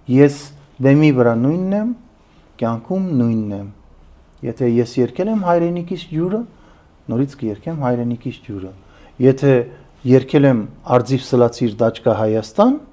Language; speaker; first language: Armenian; early bilingual, heritage; Armenian